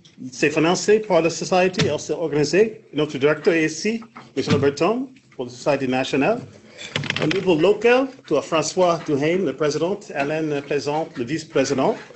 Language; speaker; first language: French; native; French